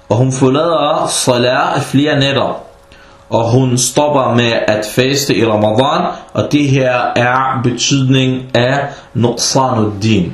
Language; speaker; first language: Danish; non-native, fluent; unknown